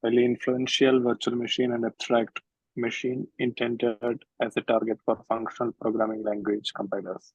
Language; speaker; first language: English; non-native, local second language; Malayalam